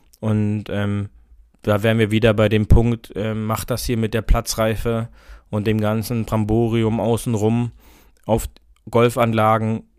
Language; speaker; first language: German; native; German